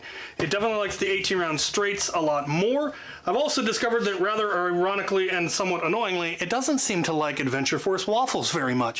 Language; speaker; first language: English; native; English